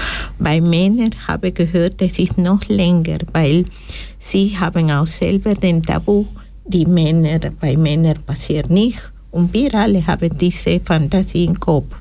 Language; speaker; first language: German; non-native, fluent; Spanish